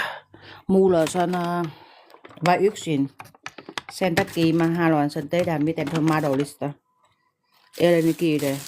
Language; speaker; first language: Finnish; non-native, learner; Vietnamese